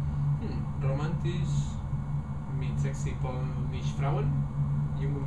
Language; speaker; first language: German; non-native, learner; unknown